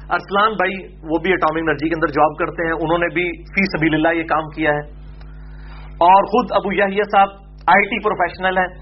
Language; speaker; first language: Urdu; non-native, local second language; Punjabi